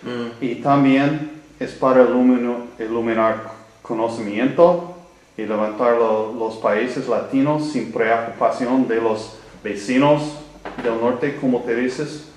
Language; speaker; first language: Spanish; non-native, learner; English